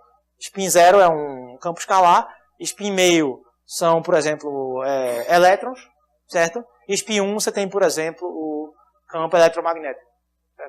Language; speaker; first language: Portuguese; native; Portuguese